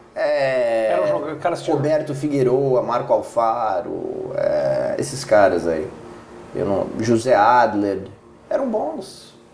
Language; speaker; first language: Portuguese; non-native, fluent; English